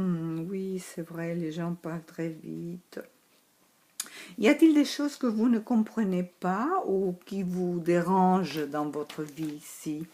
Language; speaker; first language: French; non-native, learner; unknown